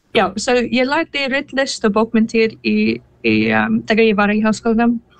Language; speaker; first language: Icelandic; non-native, fluent; English